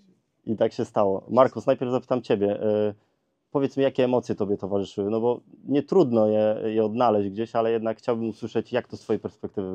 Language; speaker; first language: Polish; native; Polish